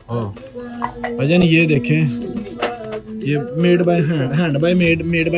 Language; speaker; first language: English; non-native, learner; Punjabi